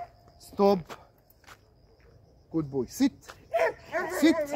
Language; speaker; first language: Arabic; native; Arabic